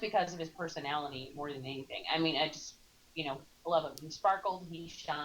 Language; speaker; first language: English; native; English